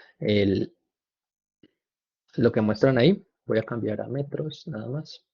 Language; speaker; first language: Spanish; native; Spanish